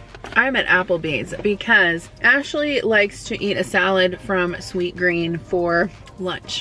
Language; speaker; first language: English; native; English